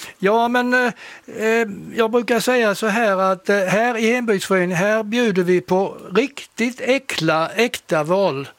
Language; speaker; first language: Swedish; native; Swedish